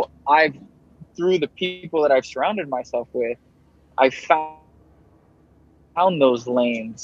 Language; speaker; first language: English; native; English